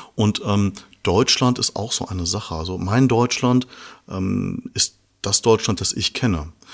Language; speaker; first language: German; early bilingual, other home language; Persian